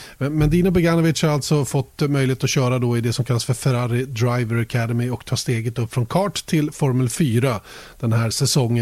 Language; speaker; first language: Swedish; native; Swedish